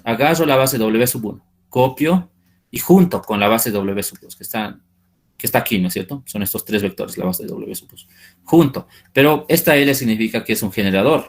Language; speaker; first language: Spanish; native; Spanish